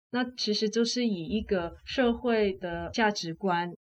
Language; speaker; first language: Chinese; non-native, fluent; Cantonese